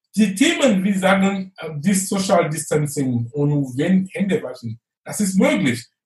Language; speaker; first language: German; non-native, fluent; English